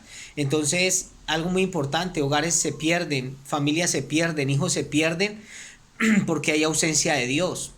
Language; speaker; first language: Spanish; native; Spanish